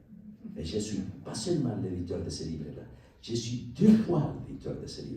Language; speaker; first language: French; non-native, learner; Spanish